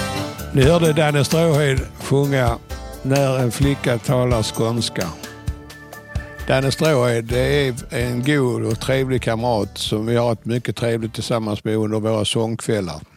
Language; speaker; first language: Swedish; native; Swedish